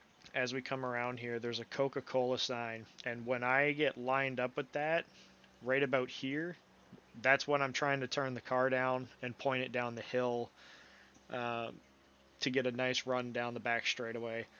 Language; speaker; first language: English; native; English